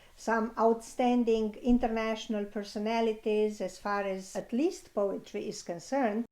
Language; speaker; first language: English; non-native, fluent; Romanian